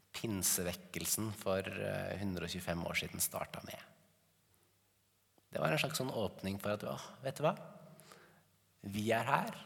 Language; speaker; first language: Norwegian; native; Norwegian